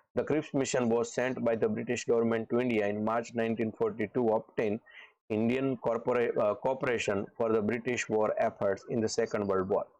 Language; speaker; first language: English; non-native, local second language; Gujarati